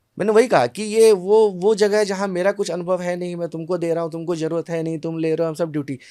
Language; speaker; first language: Hindi; native; Hindi